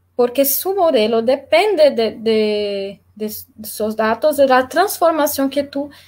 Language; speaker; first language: Spanish; non-native, learner; Portuguese